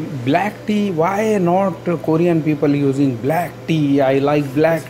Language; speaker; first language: English; non-native, learner; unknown